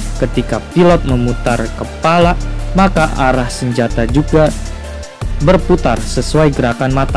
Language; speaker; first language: Indonesian; native; Indonesian